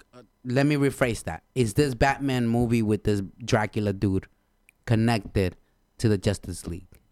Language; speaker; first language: English; non-native, fluent; Spanish